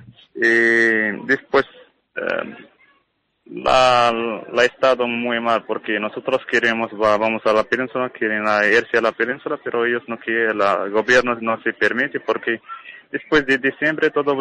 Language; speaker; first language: Spanish; non-native, learner; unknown